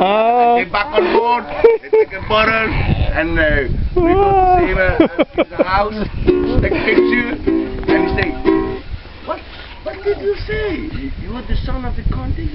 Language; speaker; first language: English; non-native, learner; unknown